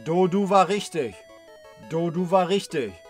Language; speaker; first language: German; native; German